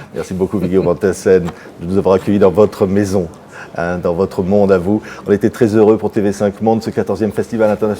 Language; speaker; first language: French; native; French